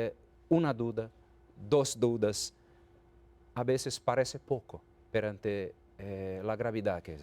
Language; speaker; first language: Spanish; non-native, fluent; Portuguese